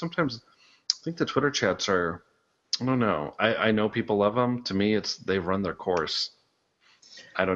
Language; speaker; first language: English; native; English